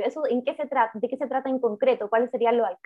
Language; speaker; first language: Spanish; native; Spanish